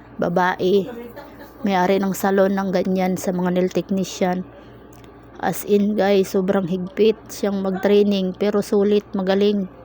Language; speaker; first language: Filipino; non-native, local second language; Cebuano